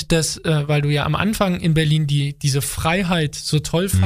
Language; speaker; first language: German; native; German